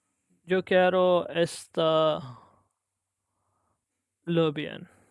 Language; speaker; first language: Spanish; non-native, learner; English